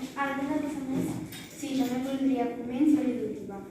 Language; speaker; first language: Catalan; non-native, learner; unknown